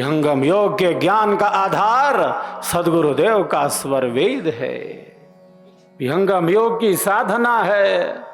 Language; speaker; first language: Hindi; native; Hindi